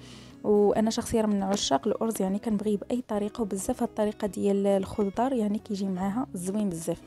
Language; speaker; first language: Arabic; native; Arabic